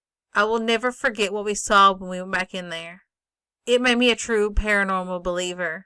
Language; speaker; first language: English; native; English